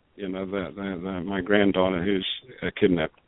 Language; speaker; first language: English; native; English